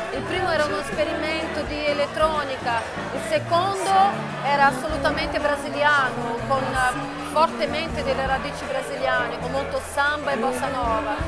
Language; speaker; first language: Italian; non-native, fluent; Portuguese